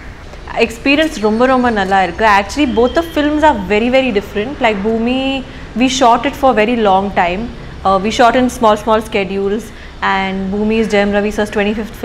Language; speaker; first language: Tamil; non-native, learner; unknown